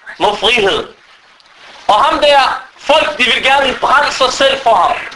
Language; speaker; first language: Danish; non-native, fluent; Arabic